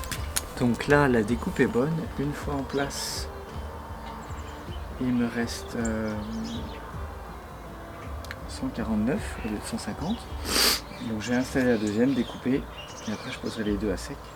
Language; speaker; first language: French; native; French